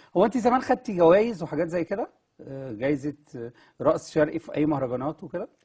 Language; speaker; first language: Egyptian Arabic; native; Egyptian Arabic